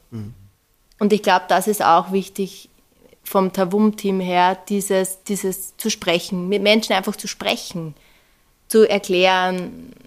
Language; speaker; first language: German; native; German